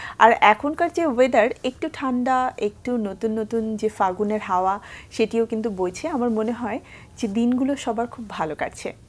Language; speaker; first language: Bangla; native; Bangla